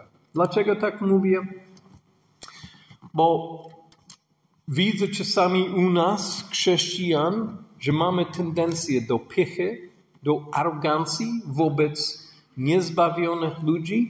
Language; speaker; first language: Polish; non-native, fluent; English